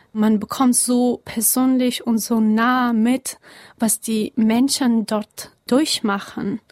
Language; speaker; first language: German; non-native, fluent; Persian